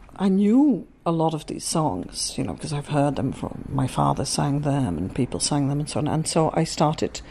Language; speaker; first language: English; non-native, fluent; Dutch